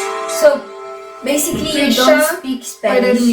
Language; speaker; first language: English; non-native, fluent; Arabic